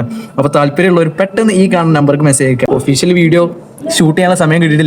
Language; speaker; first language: Malayalam; native; Malayalam